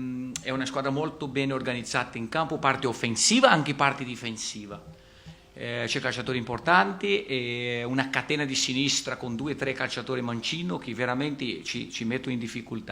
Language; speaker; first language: Italian; non-native, fluent; Portuguese